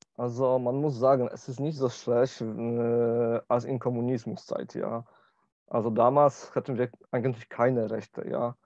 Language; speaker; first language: German; non-native, learner; Polish